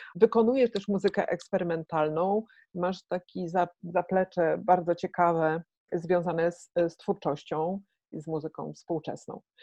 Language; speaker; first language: Polish; native; Polish